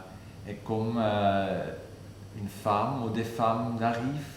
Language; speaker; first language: French; non-native, fluent; German